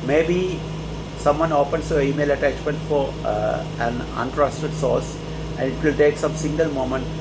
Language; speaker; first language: English; non-native, local second language; Sinhala